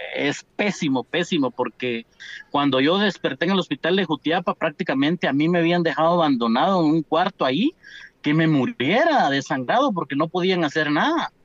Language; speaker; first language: Spanish; native; Spanish